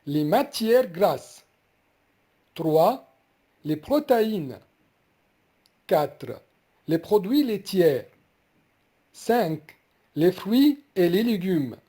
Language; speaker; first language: French; non-native, fluent; Arabic